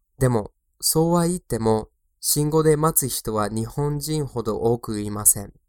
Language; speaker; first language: Japanese; non-native, fluent; English